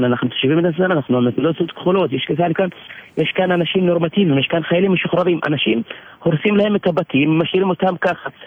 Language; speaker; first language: Hebrew; native; Hebrew